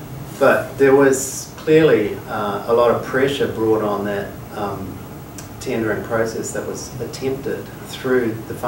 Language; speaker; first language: English; native; English